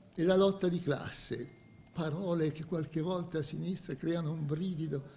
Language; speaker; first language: Italian; native; Italian